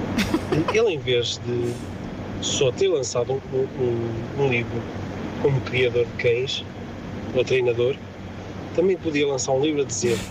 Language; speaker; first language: Portuguese; native; Portuguese